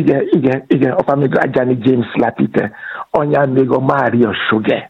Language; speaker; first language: Hungarian; non-native, fluent; Yoruba